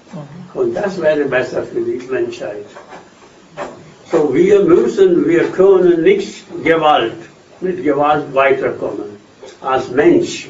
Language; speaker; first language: German; non-native, fluent; Hindi